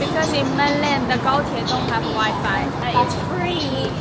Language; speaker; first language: English; non-native, fluent; Chinese